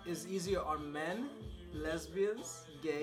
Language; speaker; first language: English; non-native, local second language; Swahili